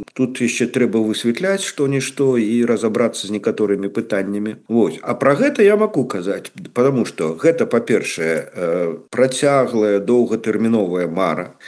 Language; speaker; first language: Belarusian; non-native, local second language; Russian